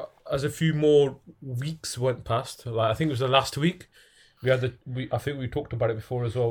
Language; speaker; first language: English; early bilingual, other home language; Punjabi